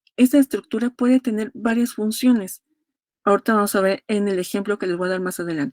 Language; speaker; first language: Spanish; native; Spanish